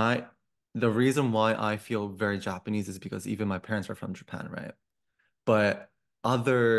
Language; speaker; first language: English; non-native, fluent; Japanese